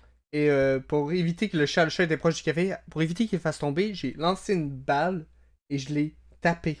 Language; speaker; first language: French; native; French